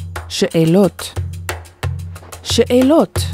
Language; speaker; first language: Hebrew; non-native, fluent; English